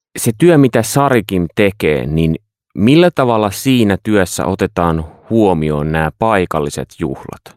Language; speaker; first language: Finnish; native; Finnish